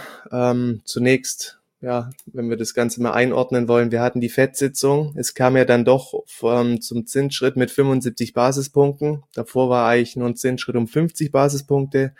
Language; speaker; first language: German; native; German